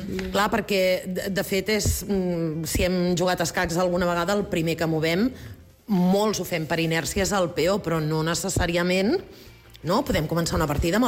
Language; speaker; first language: Catalan; native; Catalan